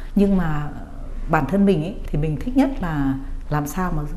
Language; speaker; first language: Vietnamese; native; Vietnamese